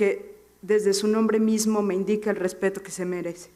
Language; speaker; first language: Spanish; native; Spanish